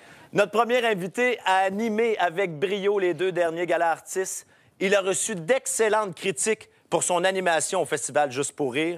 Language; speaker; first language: French; native; French